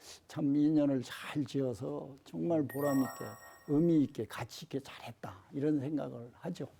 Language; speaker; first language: Korean; native; Korean